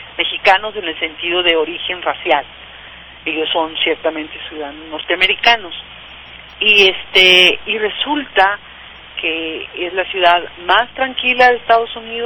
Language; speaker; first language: Spanish; native; Spanish